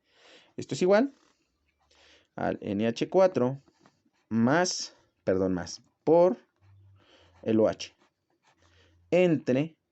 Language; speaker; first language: Spanish; native; Spanish